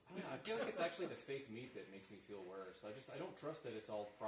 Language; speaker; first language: English; native; English